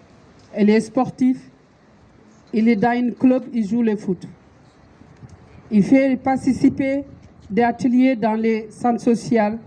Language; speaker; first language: French; non-native, local second language; Wolof